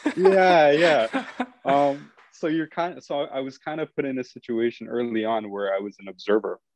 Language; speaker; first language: English; native; English